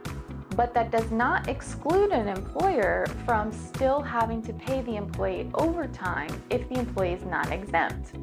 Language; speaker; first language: English; native; English